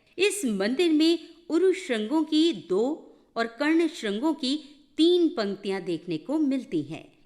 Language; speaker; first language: Hindi; native; Hindi